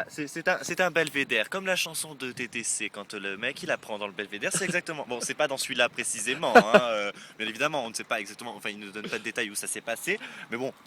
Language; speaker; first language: French; native; French